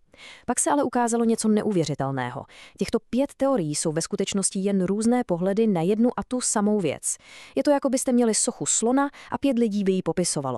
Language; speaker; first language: Czech; native; Czech